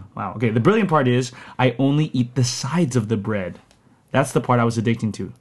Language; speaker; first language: English; native; English